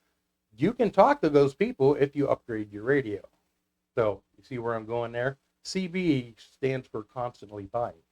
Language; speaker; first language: English; native; English